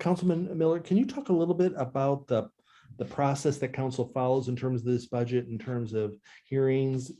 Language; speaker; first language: English; native; English